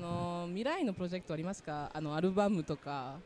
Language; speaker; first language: Japanese; non-native, learner; French